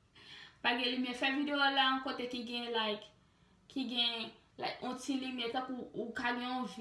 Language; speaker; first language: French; non-native, learner; Haitian Creole